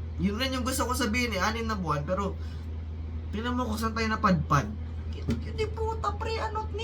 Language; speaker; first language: Filipino; non-native, local second language; Hiligaynon